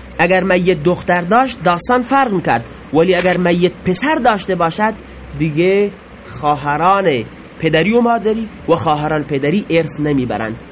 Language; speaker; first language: Persian; native; Persian